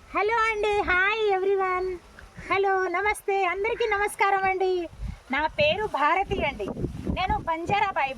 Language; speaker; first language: Telugu; non-native, local second language; Lambadi